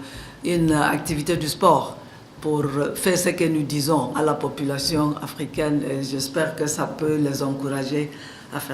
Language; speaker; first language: French; non-native, fluent; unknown